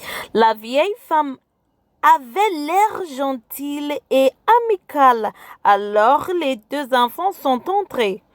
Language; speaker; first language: French; non-native, fluent; English